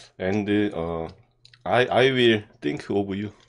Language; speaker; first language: English; non-native, learner; Korean